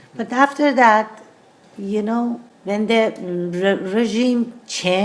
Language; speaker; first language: English; non-native, learner; Persian